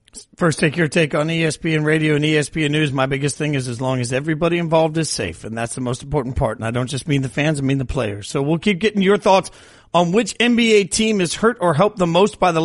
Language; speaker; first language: English; native; English